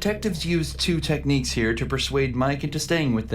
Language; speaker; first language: English; native; English